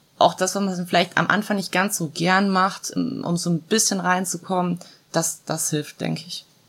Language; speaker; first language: German; early bilingual, other home language; Croatian